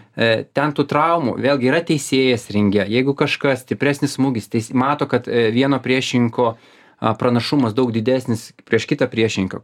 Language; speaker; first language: Lithuanian; non-native, local second language; Russian